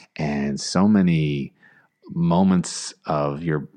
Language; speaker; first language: English; native; English